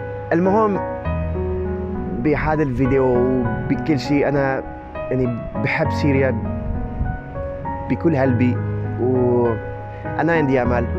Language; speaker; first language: Arabic; non-native, learner; French